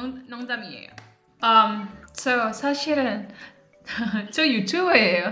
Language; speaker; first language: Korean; non-native, learner; Indonesian